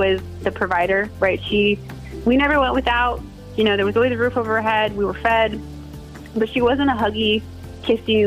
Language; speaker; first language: English; native; English